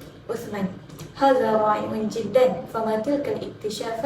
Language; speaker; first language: Arabic; non-native, learner; Malay